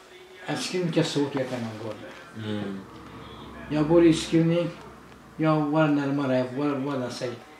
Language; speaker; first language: Swedish; non-native, learner; Kurdish